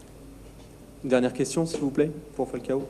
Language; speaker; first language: French; native; French